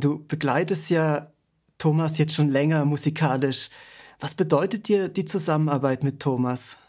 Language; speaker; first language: German; native; German